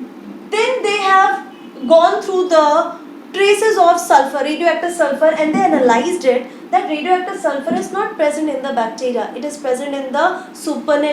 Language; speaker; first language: English; non-native, local second language; Hindi